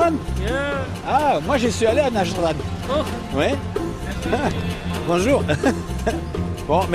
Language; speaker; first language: French; native; French